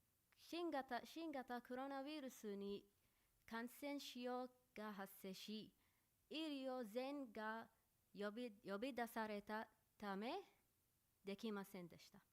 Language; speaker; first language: Japanese; non-native, learner; Arabic